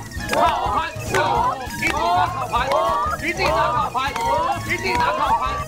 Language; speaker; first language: Chinese; native; Chinese